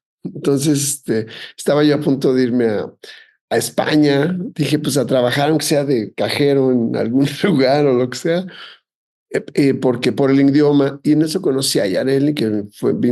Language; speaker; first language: Spanish; native; Spanish